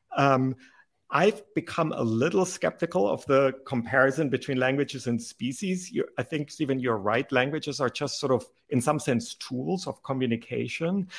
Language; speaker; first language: English; non-native, fluent; German